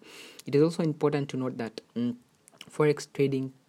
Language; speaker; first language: English; non-native, local second language; Swahili